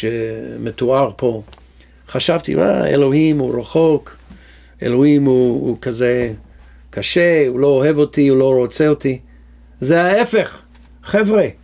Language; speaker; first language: Hebrew; non-native, fluent; English